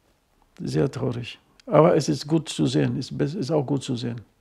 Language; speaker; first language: German; non-native, fluent; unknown